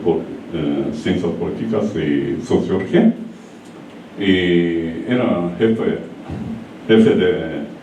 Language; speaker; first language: Spanish; non-native, learner; Japanese